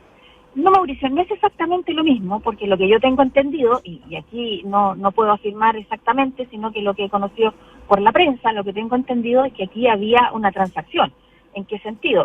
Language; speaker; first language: Spanish; native; Spanish